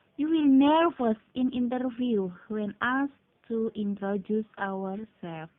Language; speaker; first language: English; non-native, fluent; Indonesian